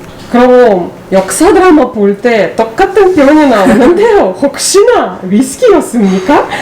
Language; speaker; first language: Korean; non-native, learner; Russian